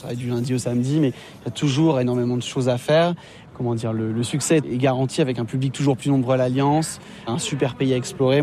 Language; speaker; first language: French; native; French